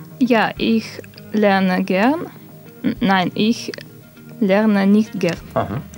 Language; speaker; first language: German; non-native, learner; Russian